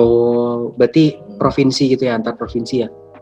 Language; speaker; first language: Indonesian; native; Indonesian